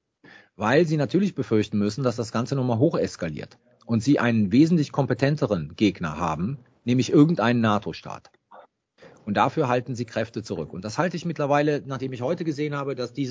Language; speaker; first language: German; native; German